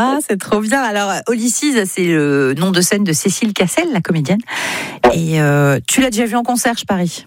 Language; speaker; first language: French; native; French